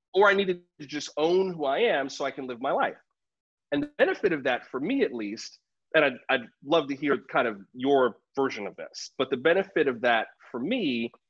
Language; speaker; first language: English; native; English